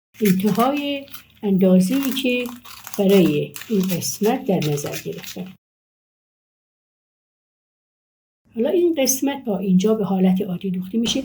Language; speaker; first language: Persian; native; Persian